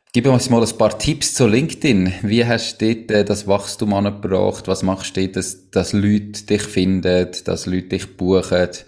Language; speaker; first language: German; native; German